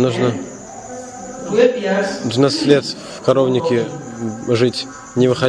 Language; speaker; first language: Russian; non-native, fluent; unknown